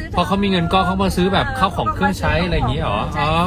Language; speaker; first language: Thai; native; Thai